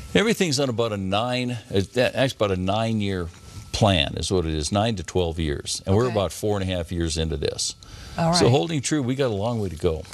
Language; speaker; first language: English; native; English